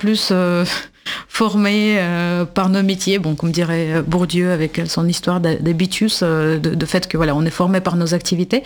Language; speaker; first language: French; non-native, fluent; Russian